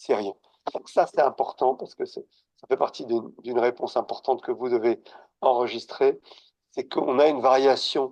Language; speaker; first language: French; native; French